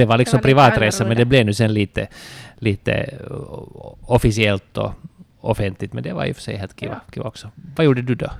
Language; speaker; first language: Swedish; native; Swedish